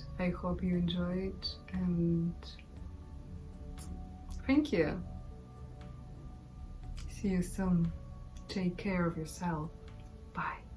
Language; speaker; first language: English; non-native, learner; Russian